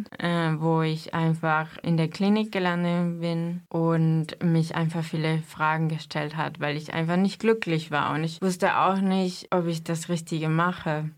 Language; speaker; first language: German; non-native, fluent; Spanish